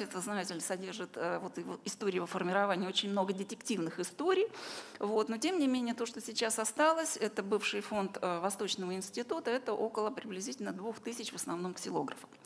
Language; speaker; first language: Russian; native; Russian